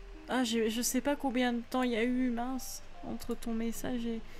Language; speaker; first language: French; native; French